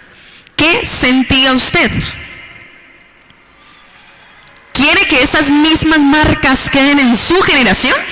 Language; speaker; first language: Spanish; native; Spanish